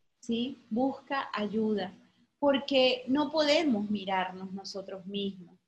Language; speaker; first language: Spanish; native; Spanish